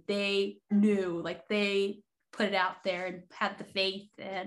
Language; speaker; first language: English; early bilingual, other home language; Haitian Creole